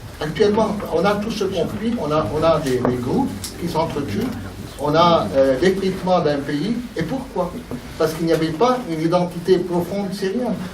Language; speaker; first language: French; non-native, fluent; Arabic